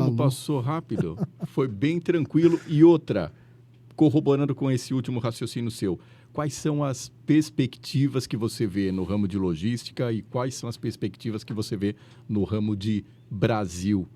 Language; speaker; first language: Portuguese; native; Portuguese